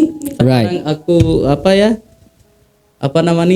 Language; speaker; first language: Indonesian; non-native, learner; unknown